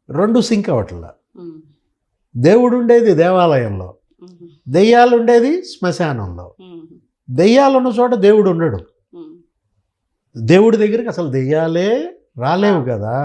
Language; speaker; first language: Telugu; native; Telugu